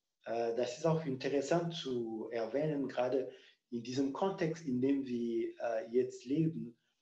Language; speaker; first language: German; non-native, fluent; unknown